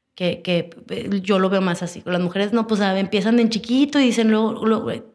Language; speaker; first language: Spanish; native; Spanish